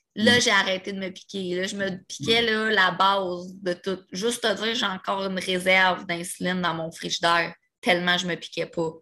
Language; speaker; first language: French; native; French